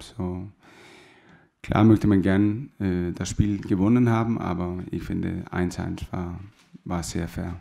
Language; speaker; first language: German; non-native, fluent; Danish